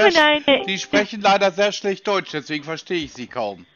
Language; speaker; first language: German; native; German